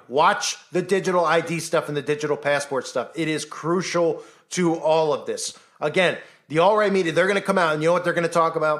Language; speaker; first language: English; native; English